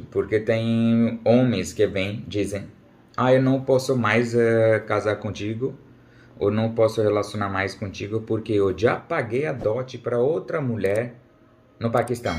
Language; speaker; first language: Portuguese; non-native, learner; Urdu